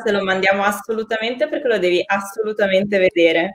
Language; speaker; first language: Italian; native; Italian